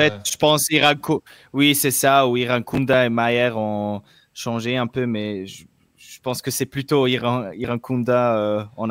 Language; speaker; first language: French; non-native, local second language; German